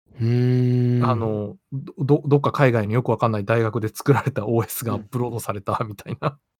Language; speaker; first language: Japanese; native; Japanese